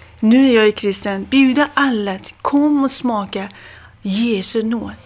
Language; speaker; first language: Swedish; non-native, fluent; Persian